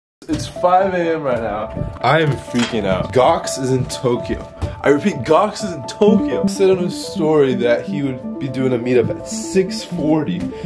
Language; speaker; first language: English; native; English